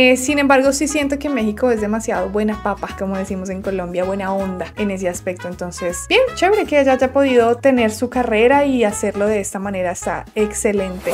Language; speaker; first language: Spanish; native; Spanish